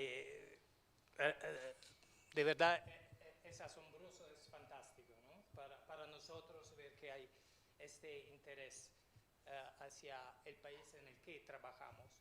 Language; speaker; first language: Spanish; non-native, fluent; Italian